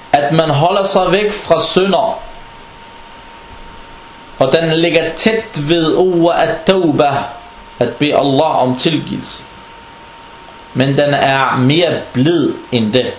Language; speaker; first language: Danish; non-native, fluent; Arabic